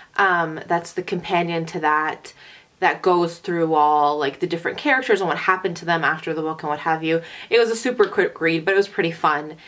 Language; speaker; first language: English; early bilingual, other home language; Arabic